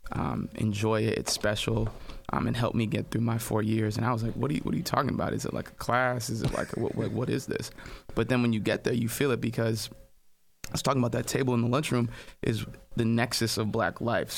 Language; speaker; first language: English; native; English